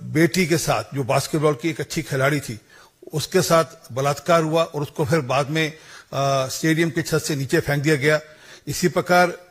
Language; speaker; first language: Hindi; non-native, local second language; Punjabi